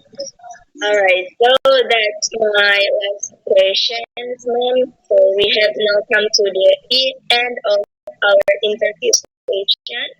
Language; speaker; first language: English; non-native, learner; Indonesian